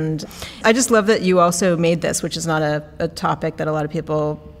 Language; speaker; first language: English; native; English